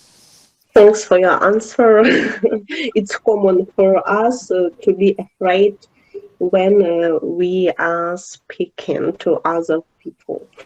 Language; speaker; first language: English; non-native, learner; Ukrainian